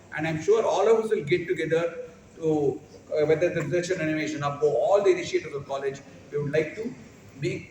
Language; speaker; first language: English; non-native, local second language; Tamil